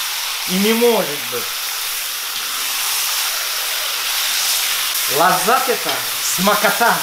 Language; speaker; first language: Russian; non-native, fluent; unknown